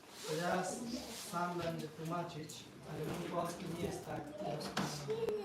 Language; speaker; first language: Polish; non-native, learner; Hindi